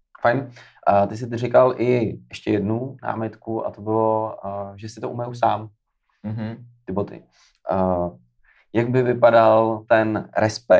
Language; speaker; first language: Czech; native; Czech